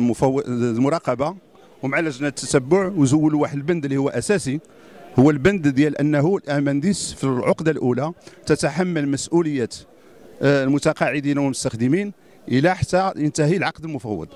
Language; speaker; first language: Arabic; native; Arabic